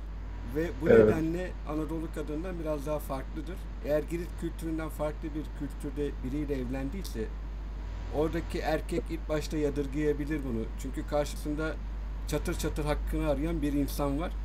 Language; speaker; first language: Turkish; native; Turkish